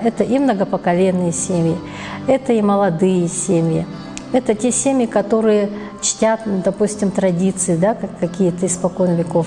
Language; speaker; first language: Russian; native; Russian